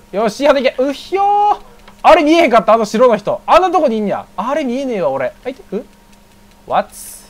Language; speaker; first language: Japanese; native; Japanese